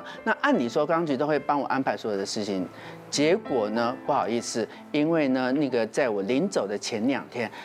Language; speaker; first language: Chinese; native; Chinese